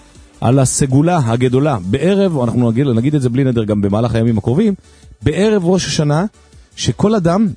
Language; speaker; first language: Hebrew; native; Hebrew